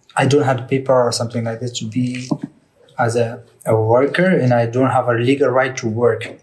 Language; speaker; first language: English; non-native, learner; Persian